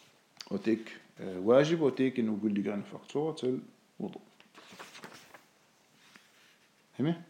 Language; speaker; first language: Danish; non-native, fluent; Arabic